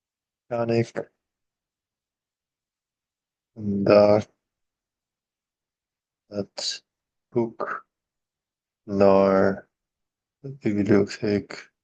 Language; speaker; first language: Dutch; non-native, learner; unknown